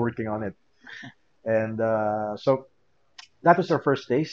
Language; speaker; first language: English; non-native, local second language; Filipino